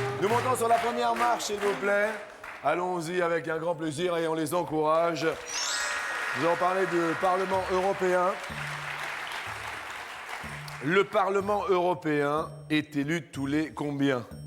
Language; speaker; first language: French; native; French